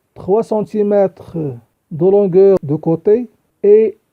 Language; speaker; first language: French; non-native, local second language; Arabic